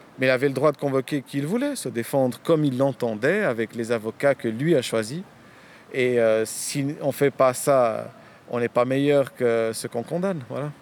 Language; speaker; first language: French; early bilingual, other home language; Romanian